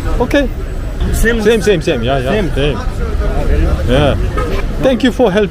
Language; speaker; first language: English; non-native, learner; Korean